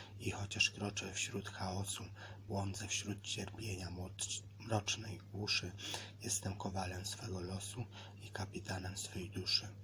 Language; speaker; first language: Polish; native; Polish